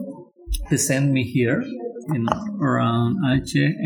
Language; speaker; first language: English; non-native, learner; Indonesian